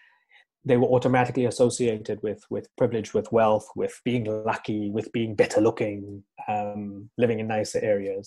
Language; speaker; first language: English; native; English